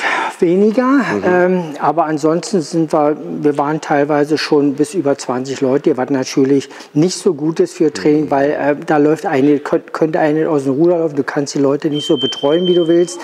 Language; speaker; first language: German; native; German